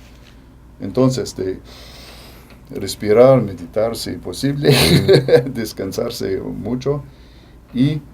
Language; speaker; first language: Spanish; non-native, fluent; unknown